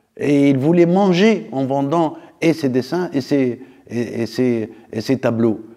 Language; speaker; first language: French; non-native, local second language; Arabic